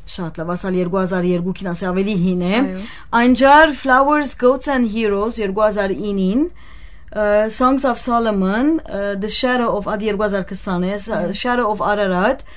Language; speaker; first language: Armenian; early bilingual, heritage; Armenian